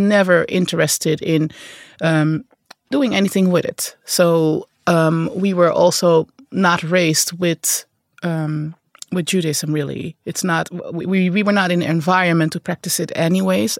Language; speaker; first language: English; non-native, fluent; Dutch